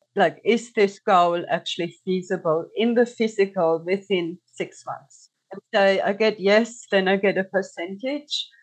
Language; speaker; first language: English; non-native, fluent; German